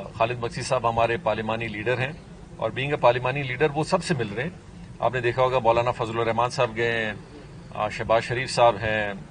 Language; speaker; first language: Urdu; non-native, local second language; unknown